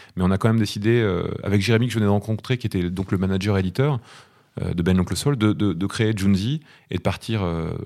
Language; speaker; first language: French; native; French